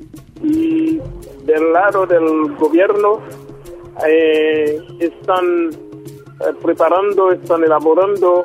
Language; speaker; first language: Spanish; non-native, local second language; Haitian Creole